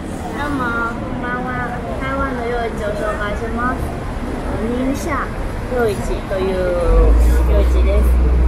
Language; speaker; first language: Japanese; non-native, fluent; Chinese